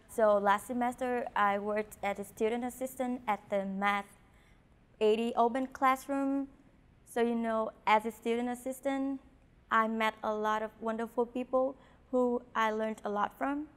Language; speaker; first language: English; non-native, fluent; Vietnamese